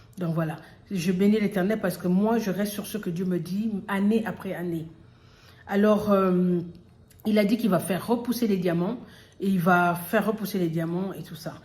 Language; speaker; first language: French; early bilingual, other home language; Lingala